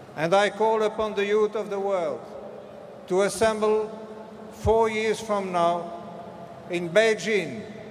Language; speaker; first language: English; non-native, fluent; Dutch